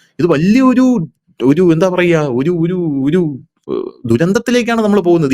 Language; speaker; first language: Malayalam; native; Malayalam